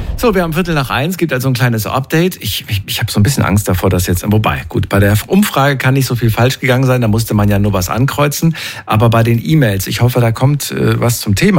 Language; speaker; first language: German; native; German